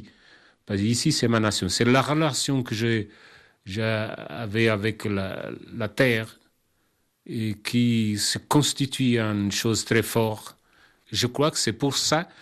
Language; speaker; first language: French; non-native, learner; Kabuverdianu